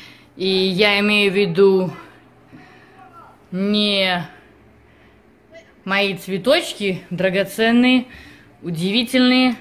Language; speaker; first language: Russian; native; Russian